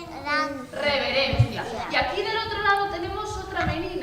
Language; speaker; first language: Spanish; native; Spanish